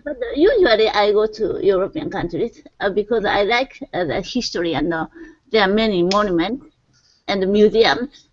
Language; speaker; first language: English; non-native, learner; Japanese